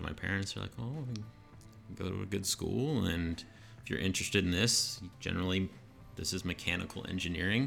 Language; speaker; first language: English; native; English